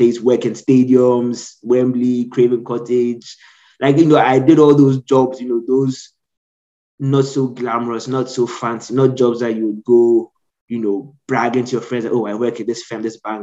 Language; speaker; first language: English; non-native, local second language; Akan